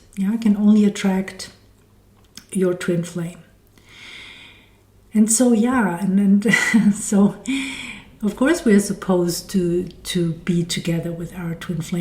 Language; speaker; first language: English; non-native, fluent; German